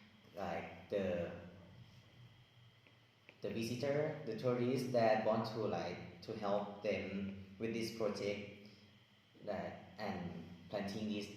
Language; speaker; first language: English; non-native, learner; Thai